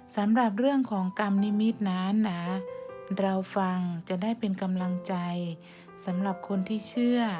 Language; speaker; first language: Thai; native; Thai